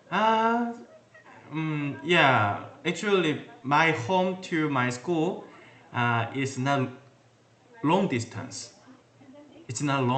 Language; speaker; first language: English; non-native, learner; Korean